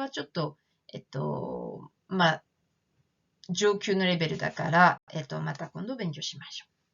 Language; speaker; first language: Japanese; non-native, fluent; French